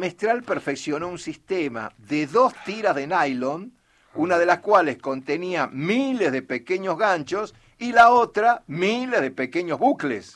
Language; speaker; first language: Spanish; native; Spanish